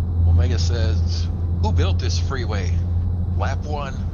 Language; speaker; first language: English; native; English